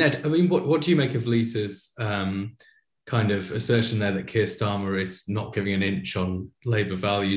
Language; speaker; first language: English; native; English